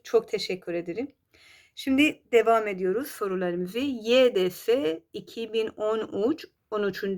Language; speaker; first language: Turkish; non-native, fluent; Persian